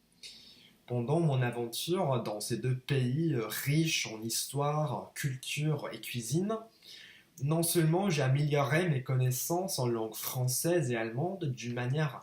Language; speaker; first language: French; non-native, fluent; English